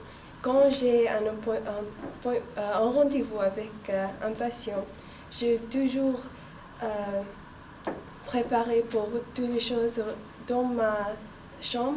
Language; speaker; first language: French; non-native, learner; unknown